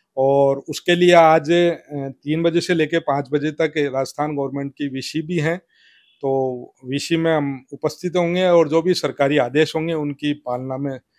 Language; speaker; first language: Hindi; native; Hindi